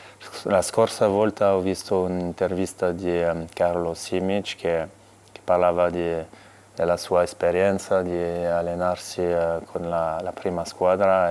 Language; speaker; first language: Italian; non-native, fluent; French